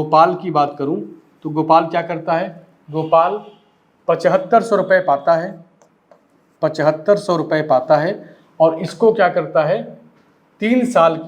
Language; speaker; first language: Hindi; native; Hindi